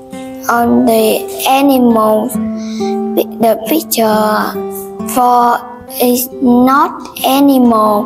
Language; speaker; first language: English; non-native, learner; Vietnamese